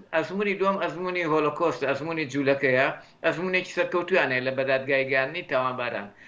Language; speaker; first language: Central Kurdish; native; Central Kurdish